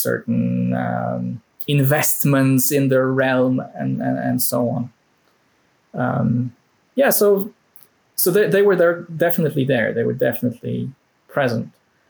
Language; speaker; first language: English; non-native, fluent; Polish